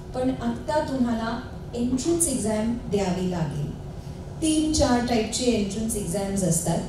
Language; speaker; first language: Marathi; non-native, local second language; Hindi